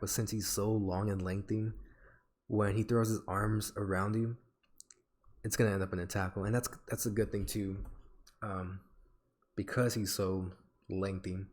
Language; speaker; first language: English; native; English